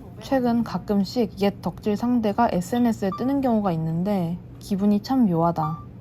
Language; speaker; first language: Korean; native; Korean